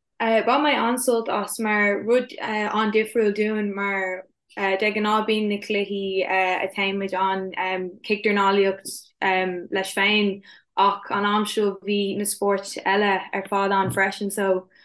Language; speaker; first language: Irish; non-native, local second language; English